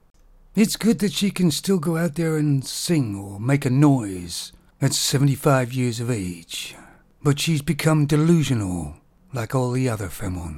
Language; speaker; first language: English; native; English